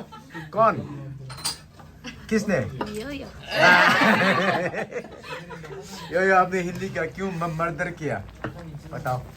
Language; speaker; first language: Hindi; non-native, local second language; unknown